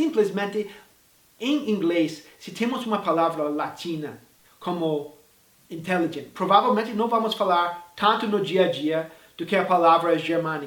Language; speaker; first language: Portuguese; non-native, fluent; English